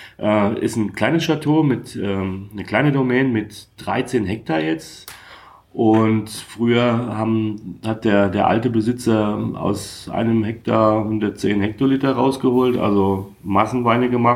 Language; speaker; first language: German; native; German